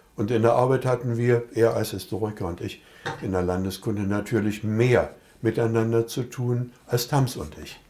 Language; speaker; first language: German; native; German